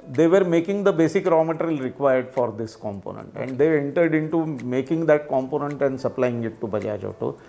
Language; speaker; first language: English; non-native, local second language; Marathi